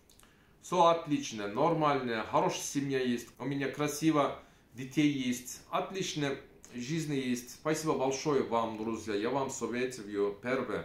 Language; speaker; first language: Russian; non-native, learner; Turkish